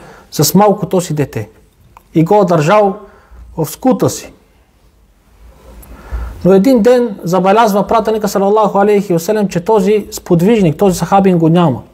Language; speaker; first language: Bulgarian; non-native, local second language; Turkish